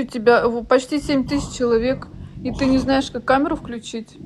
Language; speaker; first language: Russian; native; Russian